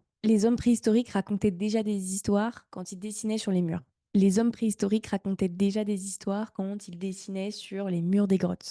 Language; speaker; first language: French; native; French